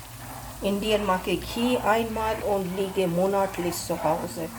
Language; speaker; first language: German; non-native, learner; Hindi